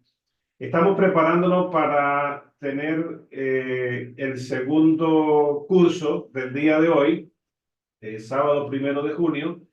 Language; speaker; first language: Spanish; native; Spanish